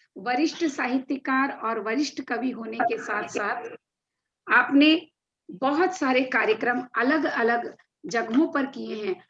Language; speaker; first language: Hindi; native; Hindi